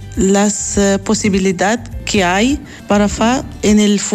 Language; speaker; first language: Catalan; non-native, learner; Arabic